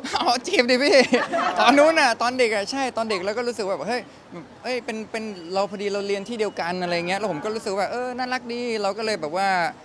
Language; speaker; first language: Thai; native; Thai